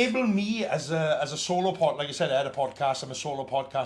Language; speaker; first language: English; native; English